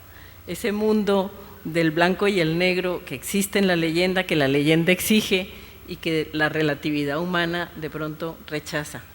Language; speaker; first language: Spanish; native; Spanish